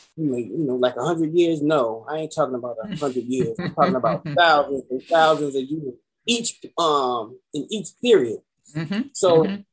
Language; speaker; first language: English; native; English